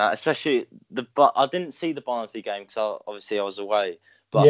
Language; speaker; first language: English; native; English